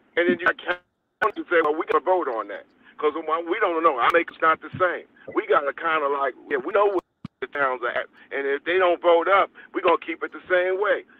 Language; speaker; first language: English; native; English